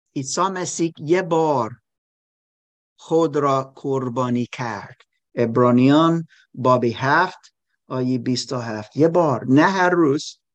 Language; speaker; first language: Persian; non-native, learner; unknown